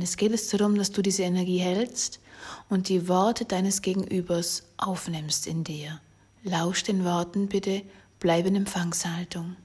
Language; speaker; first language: German; native; German